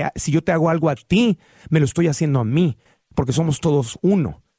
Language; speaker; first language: Spanish; native; Spanish